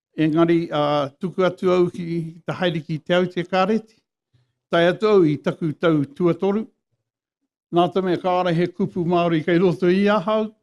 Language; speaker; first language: Māori; non-native, local second language; English